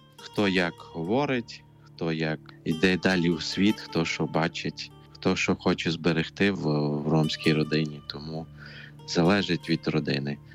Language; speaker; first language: Ukrainian; non-native, local second language; Romany